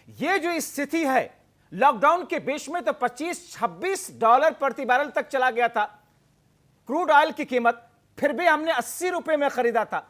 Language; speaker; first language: Hindi; native; Hindi